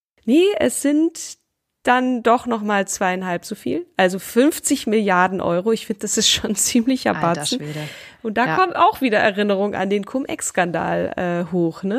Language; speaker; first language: German; native; German